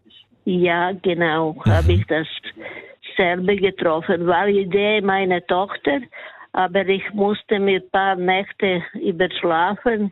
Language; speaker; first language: German; non-native, learner; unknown